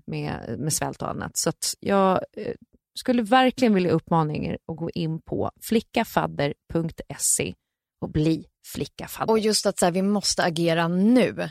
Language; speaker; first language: Swedish; native; Swedish